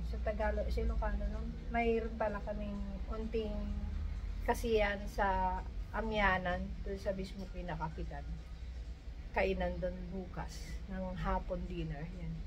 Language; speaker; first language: Filipino; non-native, local second language; Iloko